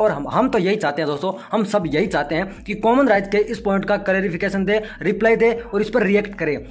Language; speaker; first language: Hindi; native; Hindi